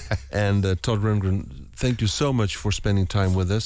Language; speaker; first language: English; non-native, fluent; Dutch